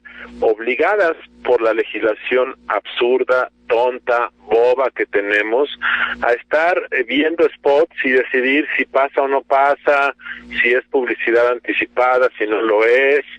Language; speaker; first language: Spanish; native; Spanish